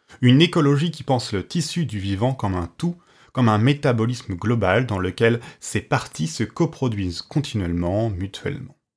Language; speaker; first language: French; native; French